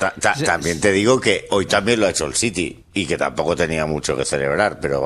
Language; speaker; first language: Spanish; native; Spanish